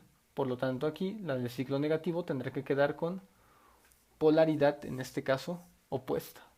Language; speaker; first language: Spanish; native; Spanish